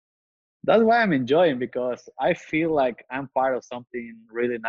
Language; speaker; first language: English; non-native, fluent; Spanish